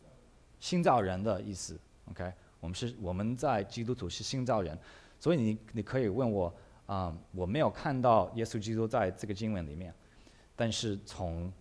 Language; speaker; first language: Chinese; early bilingual, heritage; English